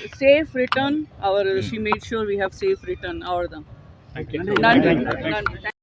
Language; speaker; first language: Tamil; non-native, learner; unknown